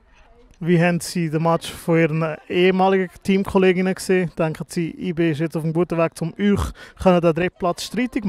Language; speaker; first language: German; native; German